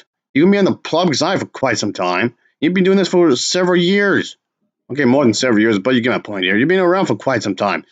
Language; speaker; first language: English; native; English